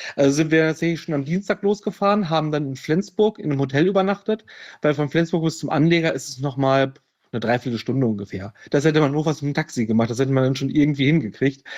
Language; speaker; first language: German; native; German